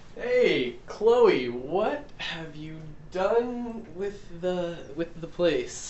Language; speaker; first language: English; native; English